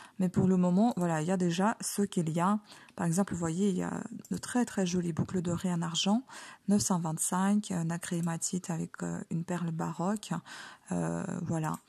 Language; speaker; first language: French; non-native, fluent; Ukrainian